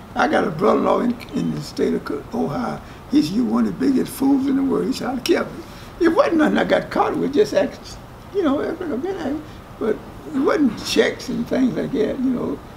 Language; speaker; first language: English; native; English